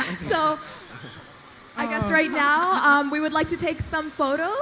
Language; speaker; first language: English; non-native, fluent; Thai